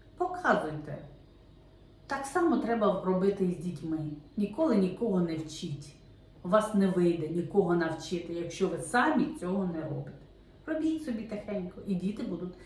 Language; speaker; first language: Ukrainian; non-native, local second language; Russian